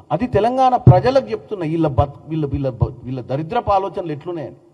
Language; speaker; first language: Telugu; native; Telugu